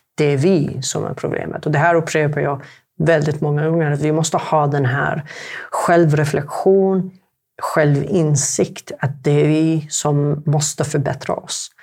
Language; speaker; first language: Swedish; non-native, fluent; Arabic